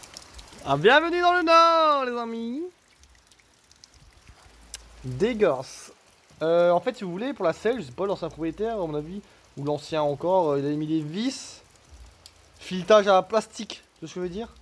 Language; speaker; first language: French; native; French